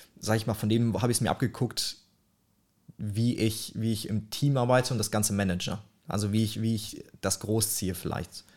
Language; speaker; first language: German; early bilingual, other home language; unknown